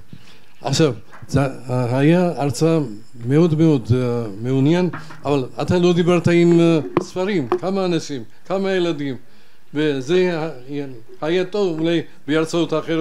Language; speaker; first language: Hebrew; non-native, learner; Georgian